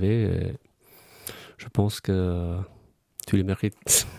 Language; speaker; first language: French; non-native, fluent; Albanian